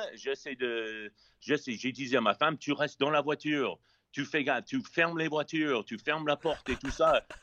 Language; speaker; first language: French; non-native, fluent; English